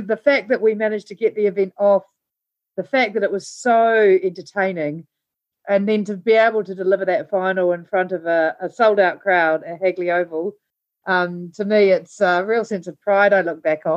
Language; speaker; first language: English; native; English